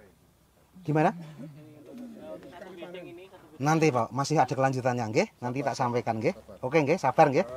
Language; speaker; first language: Indonesian; non-native, local second language; Javanese